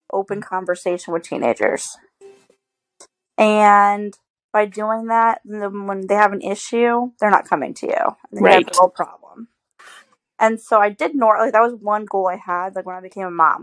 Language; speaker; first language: English; native; English